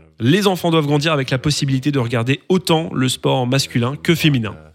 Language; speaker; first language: French; non-native, local second language; English